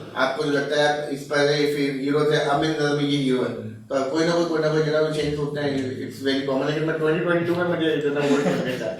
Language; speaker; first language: Urdu; native; Urdu